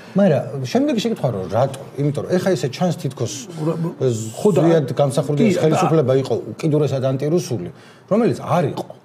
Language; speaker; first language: Georgian; native; Georgian